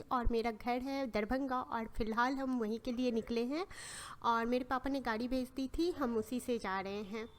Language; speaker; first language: Hindi; native; Hindi